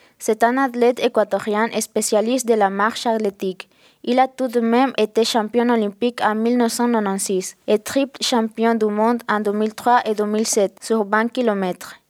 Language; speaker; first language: French; non-native, fluent; Spanish